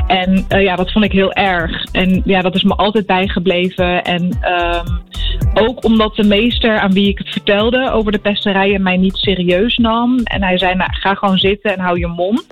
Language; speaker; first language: Dutch; early bilingual, other home language; Arabic